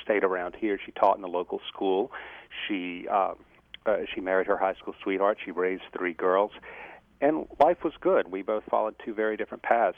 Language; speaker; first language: English; native; English